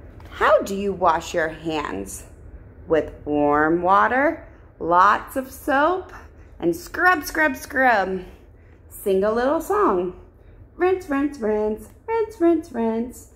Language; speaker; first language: English; native; English